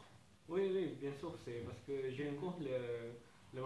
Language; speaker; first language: French; non-native, learner; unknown